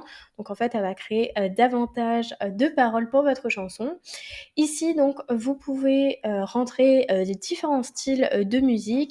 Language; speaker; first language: French; native; French